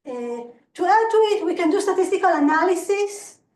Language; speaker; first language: English; non-native, fluent; Hebrew